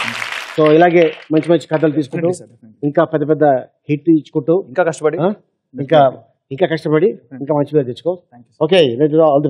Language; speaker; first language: Telugu; native; Telugu